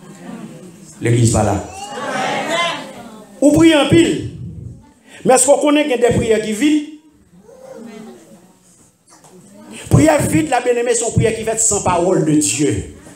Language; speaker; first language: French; non-native, local second language; Haitian Creole